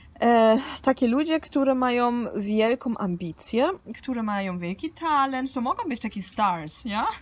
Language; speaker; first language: Polish; early bilingual, heritage; Polish